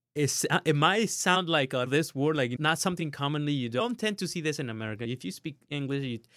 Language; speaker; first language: English; non-native, fluent; Spanish